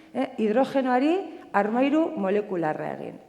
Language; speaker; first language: Basque; native; Basque